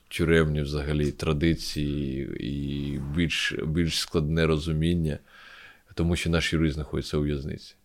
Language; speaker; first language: Ukrainian; non-native, local second language; Russian